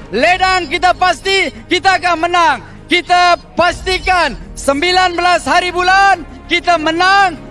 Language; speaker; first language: Malay; non-native, local second language; Tamil